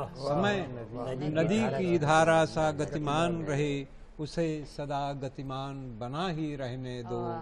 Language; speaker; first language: Hindi; native; Hindi